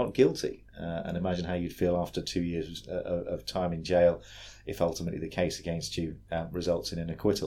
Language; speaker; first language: English; native; English